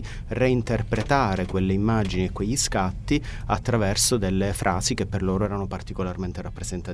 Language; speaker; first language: Italian; native; Italian